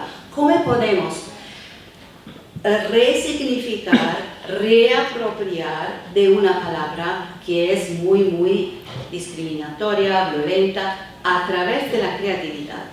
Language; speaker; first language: Spanish; non-native, fluent; Italian